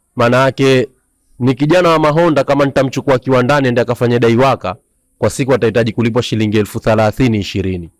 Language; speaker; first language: Swahili; native; Swahili